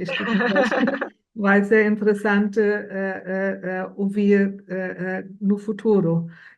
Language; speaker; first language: Portuguese; non-native, fluent; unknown